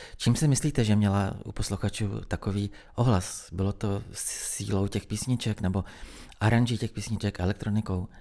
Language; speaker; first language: Czech; native; Czech